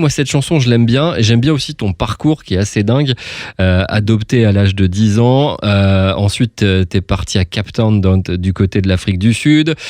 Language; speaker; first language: French; native; French